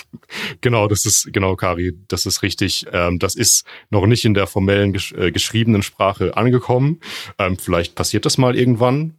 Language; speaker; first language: German; native; German